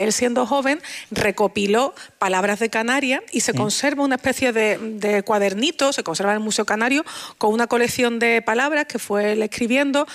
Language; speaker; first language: Spanish; native; Spanish